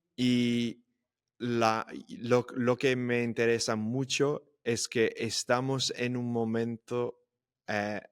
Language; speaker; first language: Spanish; non-native, fluent; English